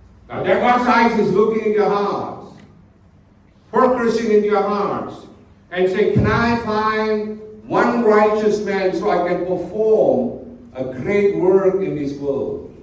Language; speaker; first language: English; non-native, local second language; Tamil